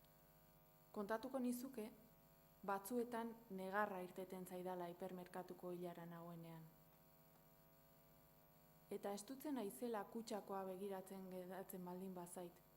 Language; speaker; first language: Basque; native; Basque